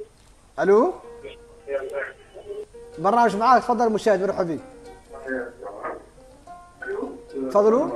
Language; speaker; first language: Arabic; native; Arabic